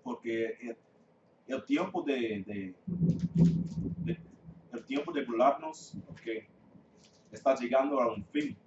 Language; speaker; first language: Spanish; non-native, fluent; English